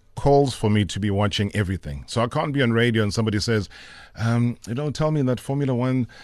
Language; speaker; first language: English; non-native, local second language; Zulu